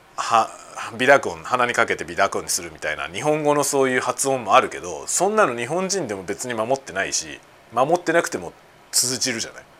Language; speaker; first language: Japanese; native; Japanese